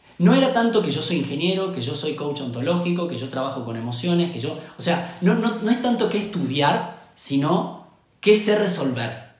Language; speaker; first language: Spanish; native; Spanish